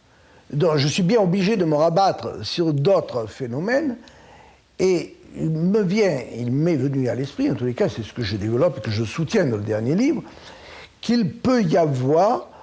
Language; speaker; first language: French; native; French